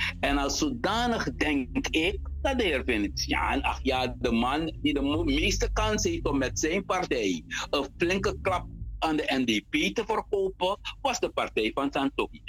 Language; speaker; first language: Dutch; native; Dutch